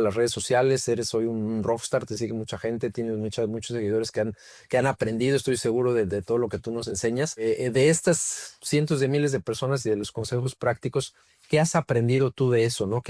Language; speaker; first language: Spanish; native; Spanish